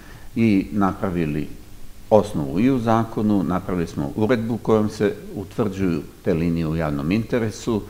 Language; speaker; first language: Serbian; native; Serbian